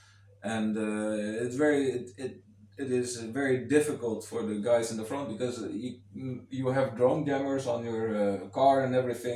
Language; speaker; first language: English; non-native, fluent; Dutch